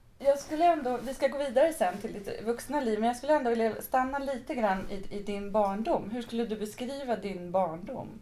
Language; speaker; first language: Swedish; native; Swedish